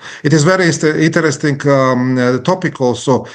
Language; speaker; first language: English; non-native, learner; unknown